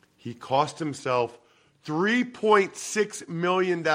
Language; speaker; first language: English; native; English